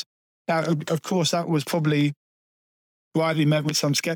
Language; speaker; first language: English; native; English